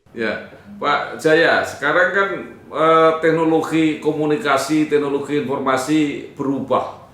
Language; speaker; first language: Indonesian; native; Indonesian